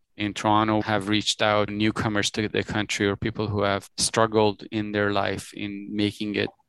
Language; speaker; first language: English; early bilingual, other home language; Persian